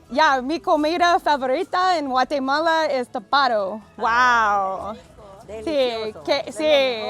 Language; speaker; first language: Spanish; non-native, learner; English